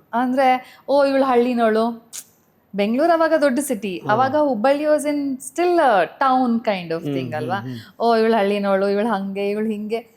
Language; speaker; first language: Kannada; native; Kannada